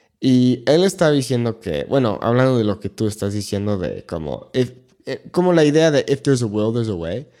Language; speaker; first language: Spanish; non-native, fluent; English